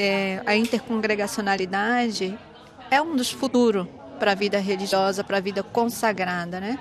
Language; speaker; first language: Portuguese; native; Portuguese